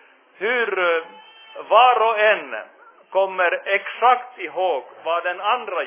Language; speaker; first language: Swedish; non-native, fluent; Finnish